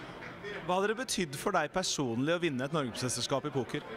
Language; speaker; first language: Norwegian; native; Norwegian